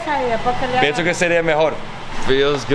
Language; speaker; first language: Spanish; non-native, learner; English